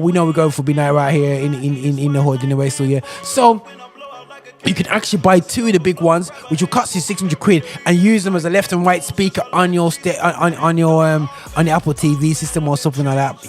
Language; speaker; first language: English; native; English